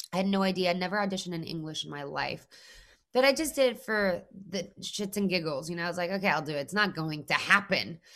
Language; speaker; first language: English; non-native, fluent; Spanish